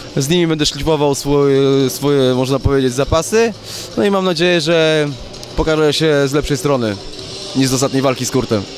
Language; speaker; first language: Polish; native; Polish